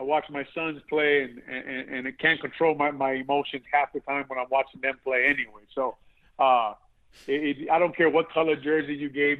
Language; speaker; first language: English; native; English